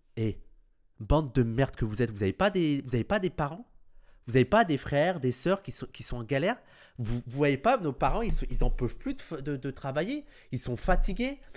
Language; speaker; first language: French; native; French